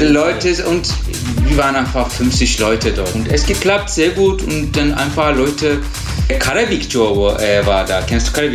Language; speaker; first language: German; non-native, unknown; Turkish